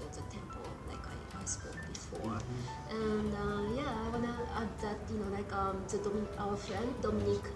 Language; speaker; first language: English; non-native, fluent; Japanese